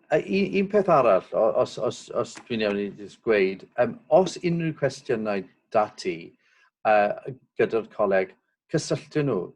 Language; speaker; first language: Welsh; non-native, local second language; English